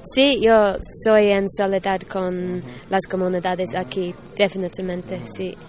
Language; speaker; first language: Spanish; non-native, learner; English